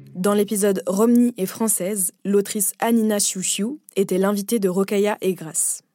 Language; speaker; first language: French; early bilingual, other home language; Romanian